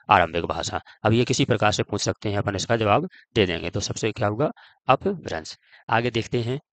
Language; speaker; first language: Hindi; native; Hindi